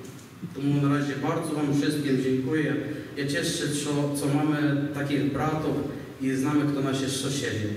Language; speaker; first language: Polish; non-native, learner; Ukrainian